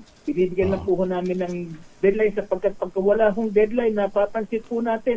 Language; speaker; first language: Filipino; native; Filipino